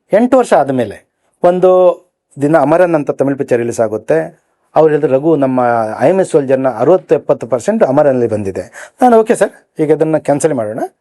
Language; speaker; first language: Kannada; native; Kannada